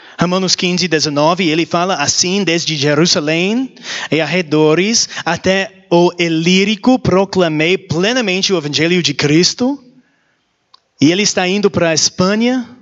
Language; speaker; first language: Portuguese; non-native, learner; English